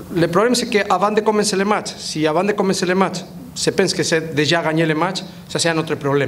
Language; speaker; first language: French; non-native, fluent; Spanish